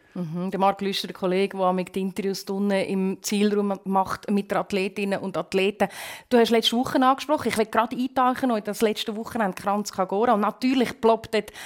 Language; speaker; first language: German; native; German